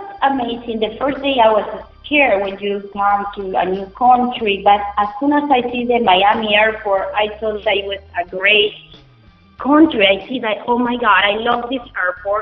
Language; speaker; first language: English; non-native, fluent; Spanish